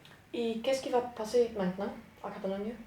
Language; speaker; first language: French; non-native, learner; Danish